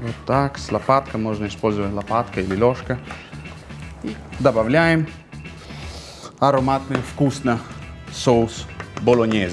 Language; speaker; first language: Russian; non-native, fluent; Italian